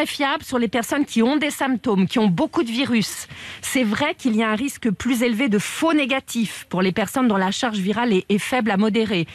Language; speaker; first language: French; native; French